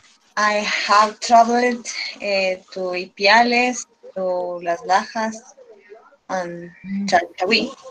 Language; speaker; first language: English; non-native, learner; Spanish